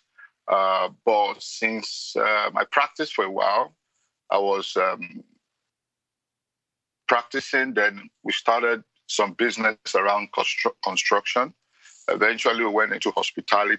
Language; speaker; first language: English; non-native, local second language; Yoruba